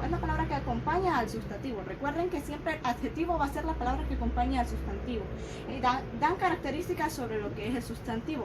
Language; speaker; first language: Spanish; native; Spanish